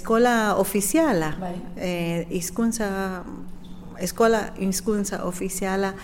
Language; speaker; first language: Basque; non-native, learner; Spanish